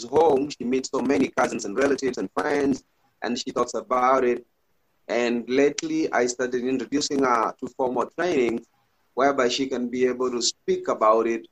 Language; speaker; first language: English; non-native, local second language; Gusii